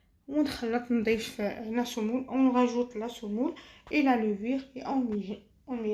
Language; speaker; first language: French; non-native, fluent; Arabic